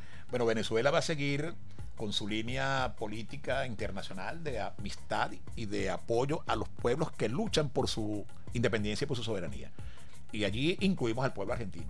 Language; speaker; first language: Spanish; native; Spanish